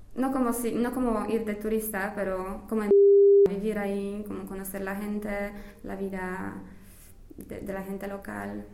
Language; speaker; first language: Spanish; non-native, fluent; English